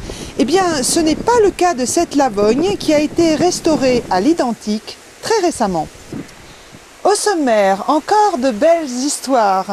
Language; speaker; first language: French; native; French